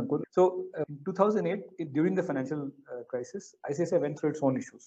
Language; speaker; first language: English; non-native, local second language; Hindi